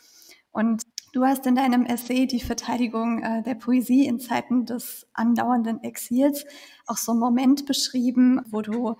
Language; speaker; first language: German; native; German